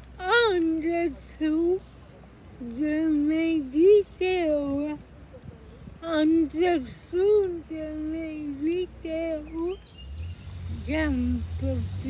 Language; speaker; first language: French; non-native, learner; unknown